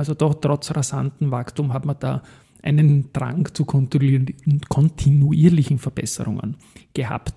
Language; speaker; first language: German; native; German